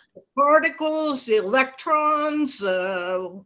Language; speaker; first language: English; native; English